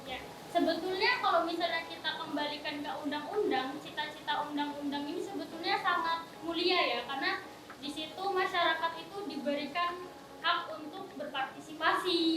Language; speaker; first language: Indonesian; native; Indonesian